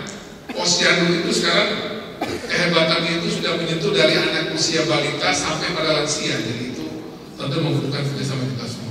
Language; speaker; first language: Indonesian; native; Indonesian